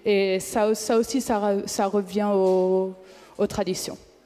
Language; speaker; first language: French; non-native, fluent; English